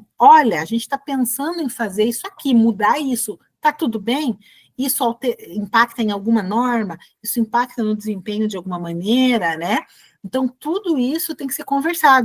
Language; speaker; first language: Portuguese; native; Portuguese